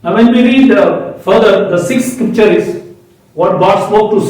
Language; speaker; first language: English; non-native, local second language; Hindi